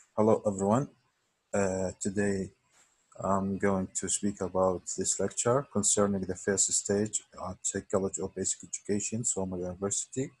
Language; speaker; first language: English; non-native, fluent; Arabic